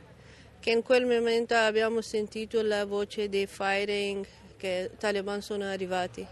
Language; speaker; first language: Italian; non-native, learner; Persian